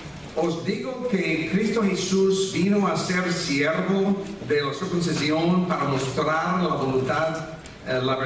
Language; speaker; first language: Spanish; non-native, fluent; English